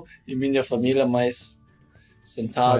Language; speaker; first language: Portuguese; non-native, learner; German